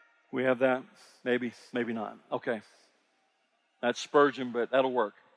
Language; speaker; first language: English; native; English